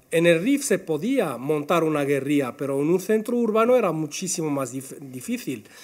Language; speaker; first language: Spanish; non-native, fluent; Arabic